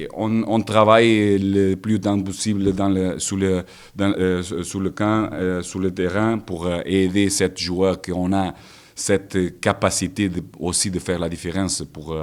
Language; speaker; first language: French; non-native, learner; Portuguese